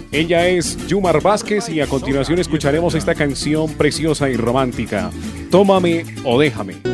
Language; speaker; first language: Spanish; native; Spanish